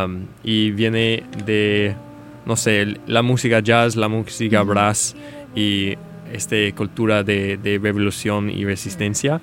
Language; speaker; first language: Spanish; non-native, fluent; English